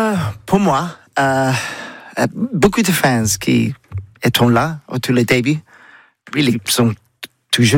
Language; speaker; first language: French; non-native, learner; English